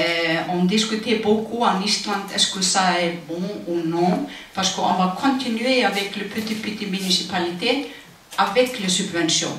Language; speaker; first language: French; non-native, fluent; Icelandic